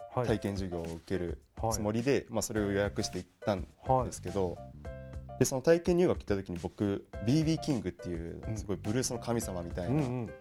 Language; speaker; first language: Japanese; native; Japanese